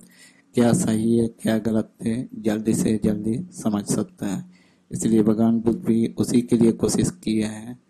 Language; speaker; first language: Hindi; non-native, fluent; Sinhala